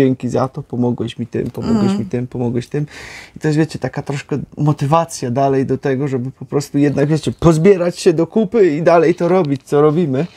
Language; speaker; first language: Polish; native; Polish